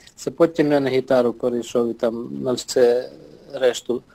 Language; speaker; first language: Ukrainian; native; Ukrainian